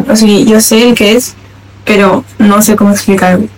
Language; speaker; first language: Catalan; non-native, local second language; Spanish